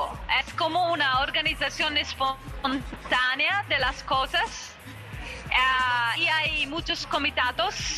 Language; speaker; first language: Spanish; non-native, fluent; Italian